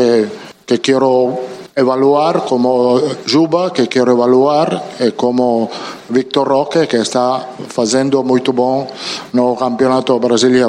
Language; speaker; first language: Spanish; non-native, fluent; Italian